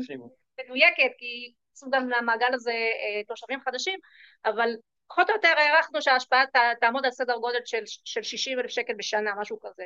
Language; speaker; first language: Hebrew; native; Hebrew